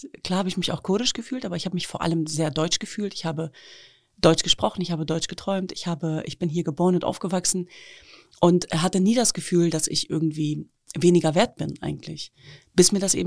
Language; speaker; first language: German; native; German